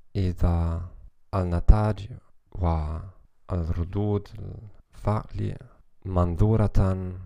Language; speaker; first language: Arabic; non-native, learner; German